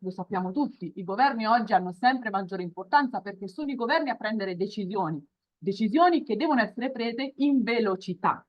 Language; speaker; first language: Italian; native; Italian